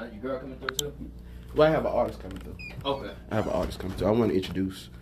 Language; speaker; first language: English; native; English